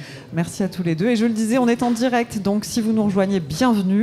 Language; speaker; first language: French; native; French